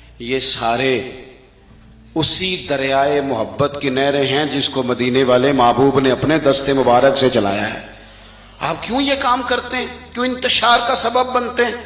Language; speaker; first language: Urdu; non-native, local second language; Punjabi